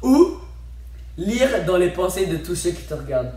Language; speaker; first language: French; native; French